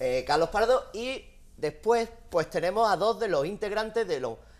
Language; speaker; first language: Spanish; native; Spanish